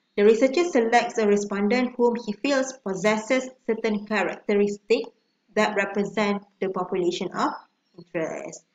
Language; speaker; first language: English; non-native, local second language; Malay